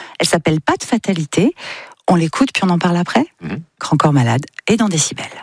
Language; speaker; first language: French; native; French